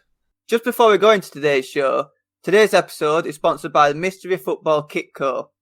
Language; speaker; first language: English; native; English